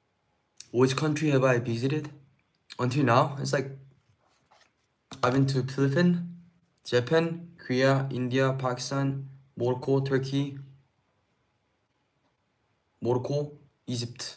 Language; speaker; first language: English; non-native, fluent; Korean